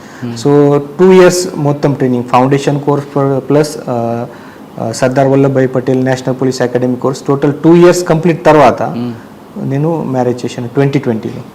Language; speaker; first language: Telugu; non-native, learner; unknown